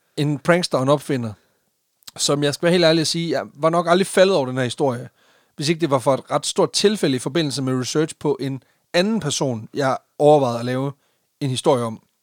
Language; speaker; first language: Danish; native; Danish